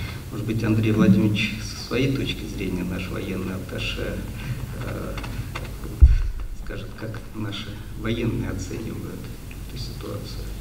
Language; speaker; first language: Russian; native; Russian